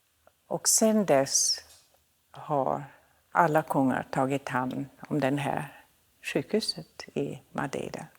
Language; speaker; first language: Swedish; non-native, fluent; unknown